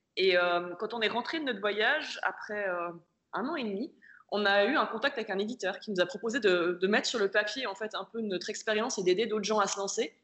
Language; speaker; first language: French; native; French